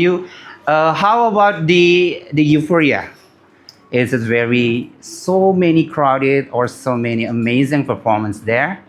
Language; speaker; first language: English; non-native, learner; Indonesian